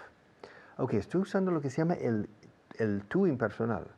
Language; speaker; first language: Spanish; non-native, fluent; English